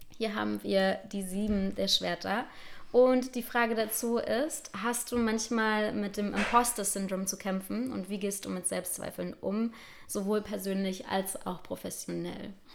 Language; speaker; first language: German; native; German